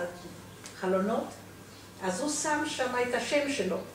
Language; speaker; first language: Hebrew; non-native, fluent; Romanian